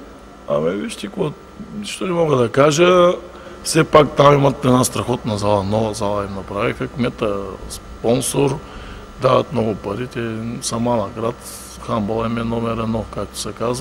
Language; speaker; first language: Bulgarian; native; Bulgarian